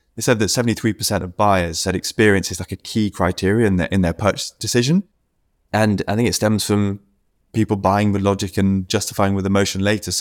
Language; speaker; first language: English; native; English